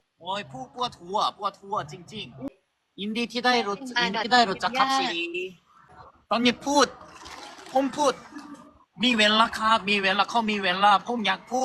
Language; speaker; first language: Thai; non-native, learner; Korean